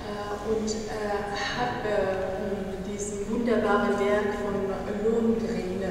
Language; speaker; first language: German; non-native, fluent; Persian